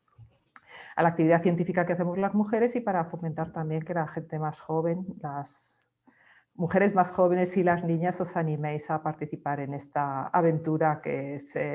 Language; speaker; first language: Spanish; native; Spanish